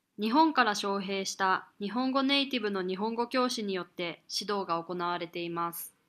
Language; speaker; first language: Japanese; native; Japanese